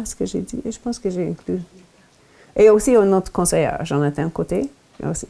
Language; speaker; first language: French; non-native, local second language; English